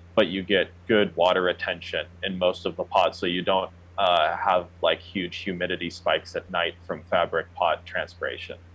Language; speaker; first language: English; native; English